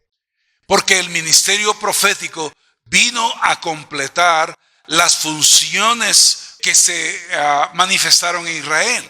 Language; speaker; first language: Spanish; native; Spanish